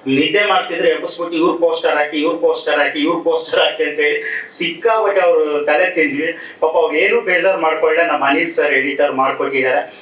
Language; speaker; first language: Kannada; native; Kannada